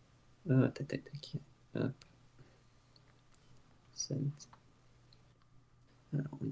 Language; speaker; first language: French; native; French